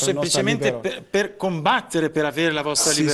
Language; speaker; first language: Italian; native; Italian